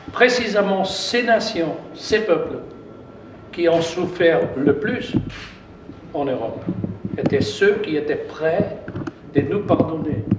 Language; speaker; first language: French; non-native, fluent; German